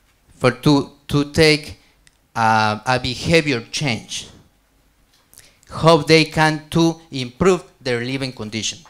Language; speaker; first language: English; non-native, learner; Spanish